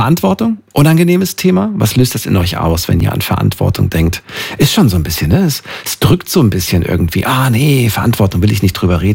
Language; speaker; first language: German; native; German